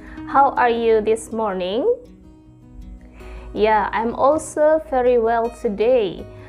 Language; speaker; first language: English; non-native, fluent; Indonesian